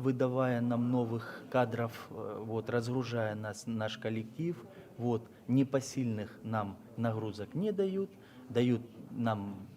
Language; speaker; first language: Russian; native; Russian